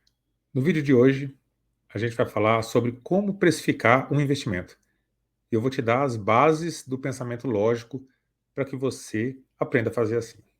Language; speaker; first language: Portuguese; native; Portuguese